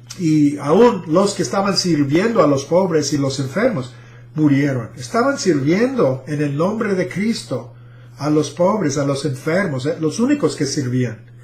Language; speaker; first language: Spanish; non-native, fluent; English